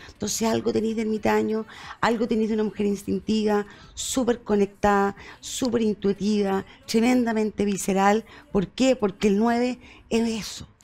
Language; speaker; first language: Spanish; native; Spanish